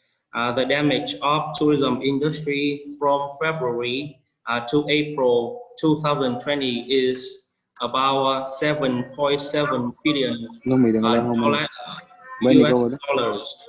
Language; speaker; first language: English; non-native, fluent; Vietnamese